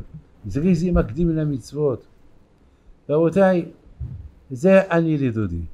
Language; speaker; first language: Hebrew; non-native, fluent; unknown